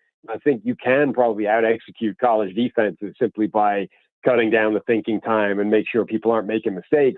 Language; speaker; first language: English; native; English